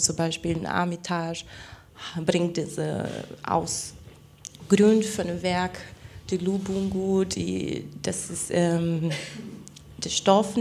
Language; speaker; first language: German; non-native, fluent; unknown